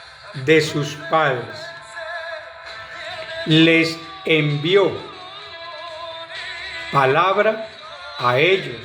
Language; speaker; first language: Spanish; native; Spanish